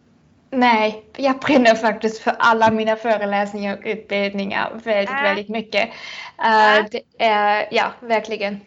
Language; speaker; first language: Swedish; non-native, fluent; German